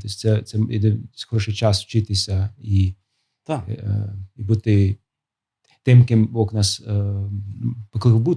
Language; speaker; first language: Ukrainian; non-native, fluent; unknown